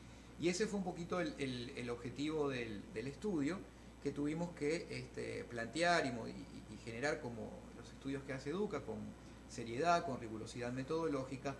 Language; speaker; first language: Spanish; native; Spanish